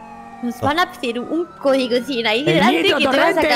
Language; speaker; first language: Spanish; native; Spanish